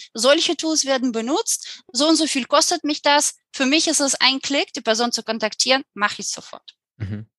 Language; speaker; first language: German; non-native, fluent; Ukrainian